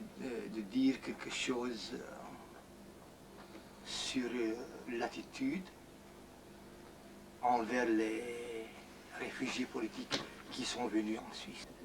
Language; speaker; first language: French; non-native, fluent; Romanian